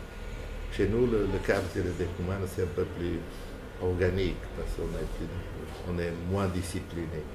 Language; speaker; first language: French; non-native, fluent; Portuguese